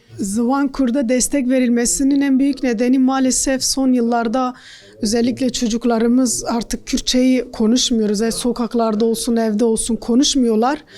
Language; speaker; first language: Turkish; non-native, local second language; Kurdish